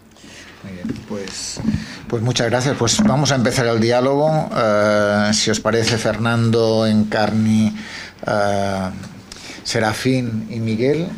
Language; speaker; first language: Spanish; native; Spanish